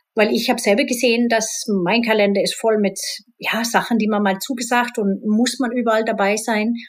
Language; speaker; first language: German; non-native, fluent; Swedish